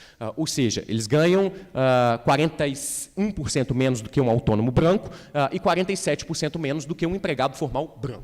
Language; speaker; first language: Portuguese; native; Portuguese